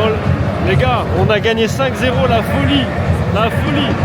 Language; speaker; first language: French; native; French